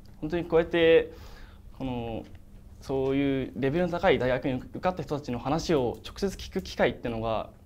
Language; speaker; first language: Japanese; native; Japanese